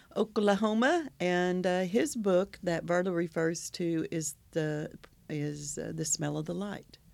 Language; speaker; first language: English; native; English